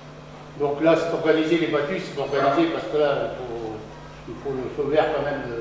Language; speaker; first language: French; native; French